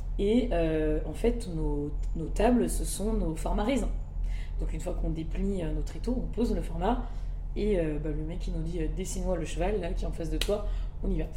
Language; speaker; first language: French; early bilingual, other home language; Malagasy